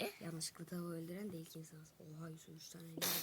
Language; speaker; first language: Turkish; native; Turkish